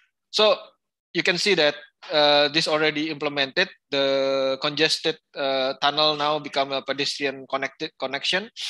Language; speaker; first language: English; non-native, fluent; Indonesian